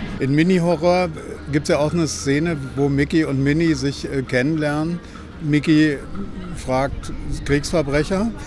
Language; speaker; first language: German; native; German